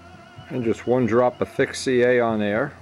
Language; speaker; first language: English; native; English